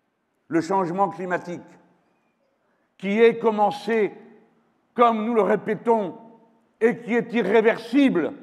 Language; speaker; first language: French; native; French